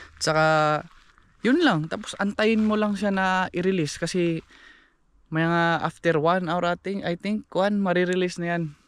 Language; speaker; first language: Filipino; non-native, local second language; Cebuano